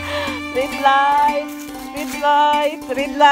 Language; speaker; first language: English; non-native, local second language; Filipino